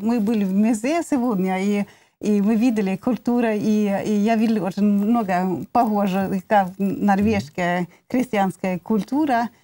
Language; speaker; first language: Russian; non-native, learner; Norwegian